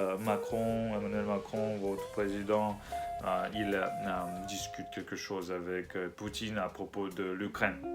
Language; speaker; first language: French; non-native, learner; Russian